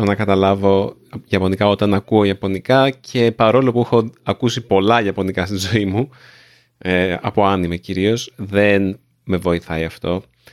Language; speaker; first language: Greek; native; Greek